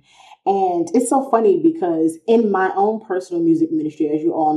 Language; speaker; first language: English; native; English